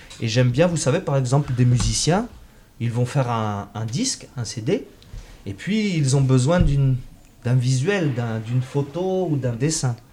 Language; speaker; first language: French; native; French